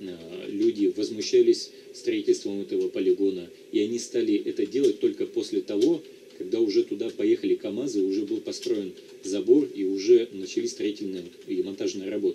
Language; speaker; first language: Russian; native; Russian